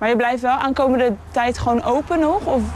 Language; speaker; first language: Dutch; native; Dutch